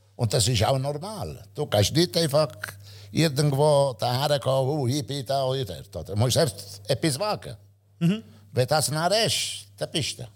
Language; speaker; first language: German; non-native, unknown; Italian